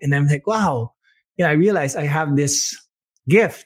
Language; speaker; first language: English; non-native, local second language; Filipino